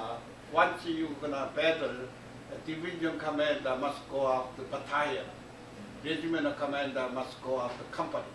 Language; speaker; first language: English; non-native, learner; Korean